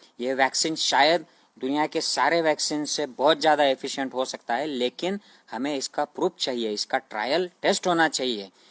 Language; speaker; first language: Hindi; non-native, local second language; Marathi